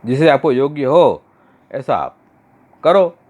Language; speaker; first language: Hindi; non-native, local second language; Gujarati